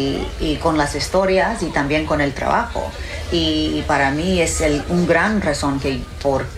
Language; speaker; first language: Spanish; early bilingual, heritage; English